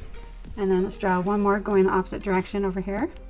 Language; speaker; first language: English; native; English